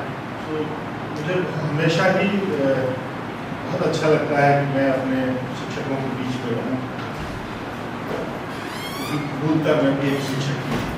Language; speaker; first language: Hindi; native; Hindi